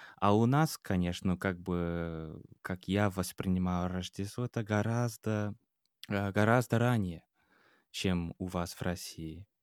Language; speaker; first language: Russian; non-native, fluent; English